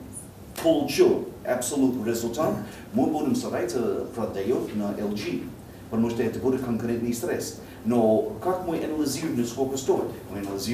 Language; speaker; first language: Russian; non-native, learner; English